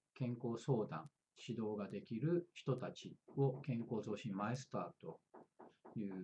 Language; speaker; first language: Japanese; native; Japanese